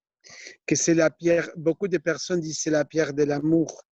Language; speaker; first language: French; non-native, fluent; Spanish